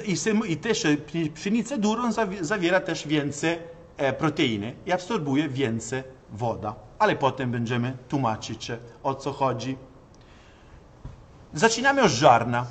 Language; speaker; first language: Polish; non-native, learner; Italian